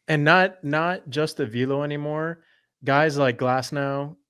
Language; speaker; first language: English; native; English